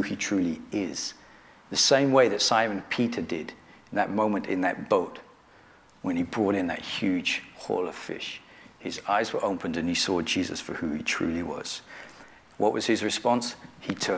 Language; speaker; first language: English; native; English